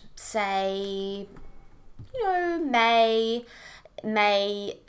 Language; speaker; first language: English; native; English